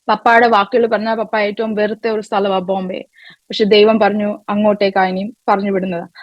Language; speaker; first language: Malayalam; early bilingual, other home language; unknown